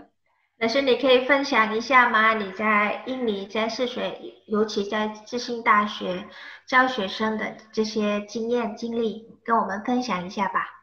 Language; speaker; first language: Chinese; non-native, fluent; Indonesian